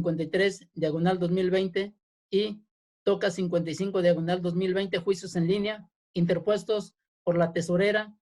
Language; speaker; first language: Spanish; native; Spanish